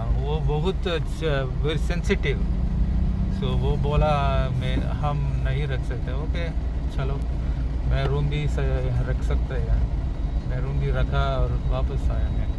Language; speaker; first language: Hindi; non-native, local second language; Malayalam